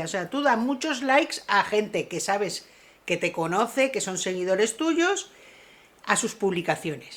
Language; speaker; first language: Spanish; native; Spanish